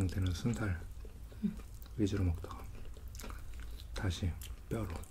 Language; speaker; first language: Korean; native; Korean